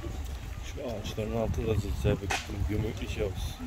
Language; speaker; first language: Turkish; native; Turkish